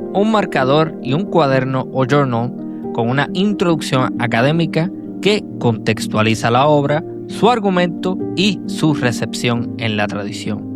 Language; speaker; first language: Spanish; native; Spanish